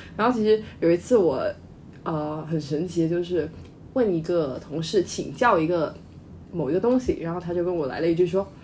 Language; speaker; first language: Chinese; non-native, local second language; Min Nan Chinese